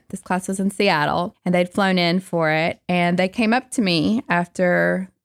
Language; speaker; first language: English; native; English